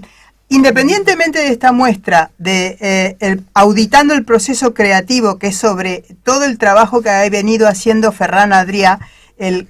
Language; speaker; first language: Spanish; native; Spanish